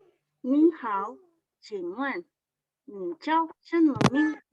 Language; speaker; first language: Chinese; non-native, learner; Indonesian